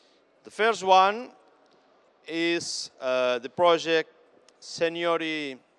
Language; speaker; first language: English; non-native, fluent; Catalan